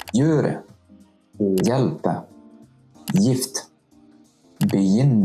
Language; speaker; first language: Norwegian; non-native, learner; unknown